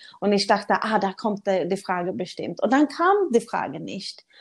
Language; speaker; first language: German; non-native, learner; Swedish